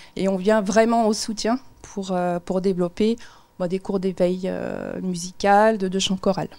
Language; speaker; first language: French; native; French